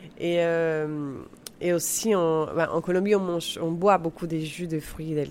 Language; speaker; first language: French; non-native, fluent; Spanish